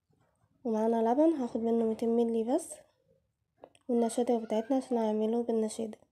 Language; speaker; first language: Arabic; native; Arabic